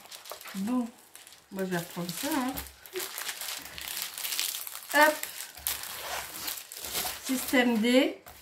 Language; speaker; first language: French; native; French